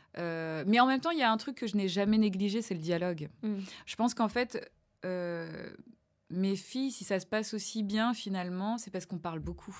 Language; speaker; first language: French; native; French